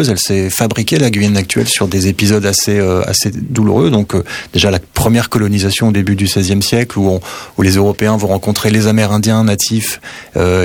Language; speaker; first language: French; native; French